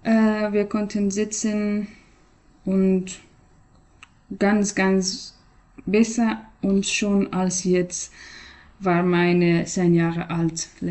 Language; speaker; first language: German; non-native, learner; Persian